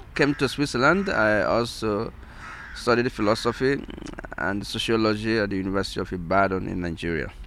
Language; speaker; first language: English; non-native, local second language; Igbo